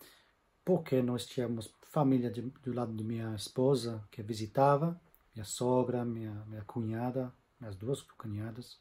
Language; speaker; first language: Portuguese; non-native, fluent; English